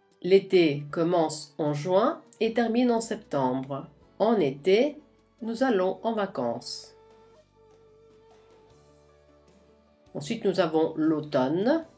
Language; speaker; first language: French; non-native, fluent; Italian